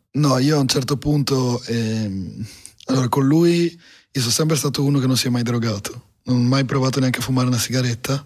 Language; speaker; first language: Italian; native; Italian